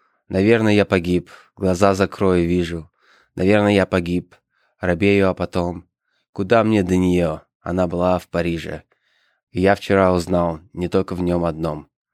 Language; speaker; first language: Russian; native; Russian